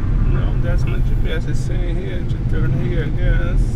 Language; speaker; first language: English; non-native, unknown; Portuguese